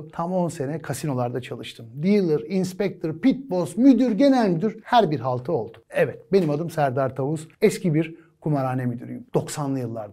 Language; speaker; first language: Turkish; native; Turkish